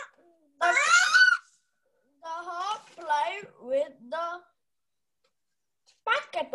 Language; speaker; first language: English; non-native, learner; Vietnamese